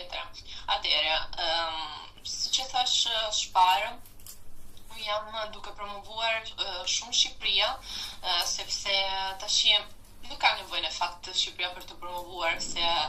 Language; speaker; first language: Albanian; non-native, fluent; Italian